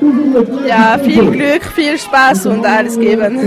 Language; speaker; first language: German; non-native, local second language; French